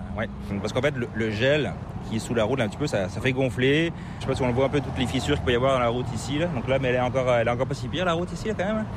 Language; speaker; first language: French; native; French